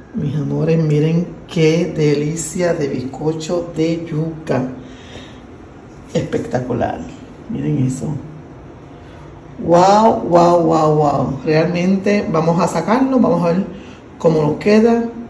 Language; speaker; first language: Spanish; native; Spanish